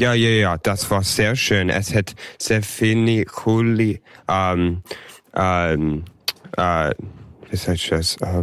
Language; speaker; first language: German; early bilingual, heritage; English